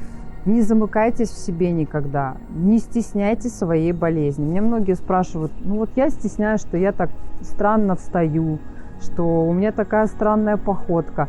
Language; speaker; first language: Russian; native; Russian